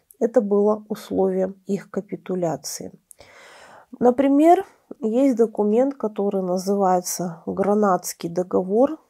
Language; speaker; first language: Russian; native; Russian